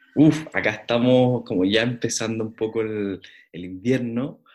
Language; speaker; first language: Spanish; native; Spanish